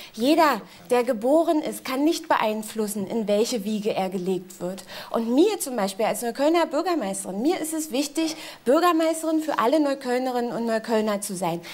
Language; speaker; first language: German; native; German